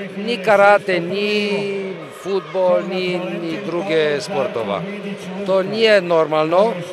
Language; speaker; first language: Bosnian; non-native, fluent; Romanian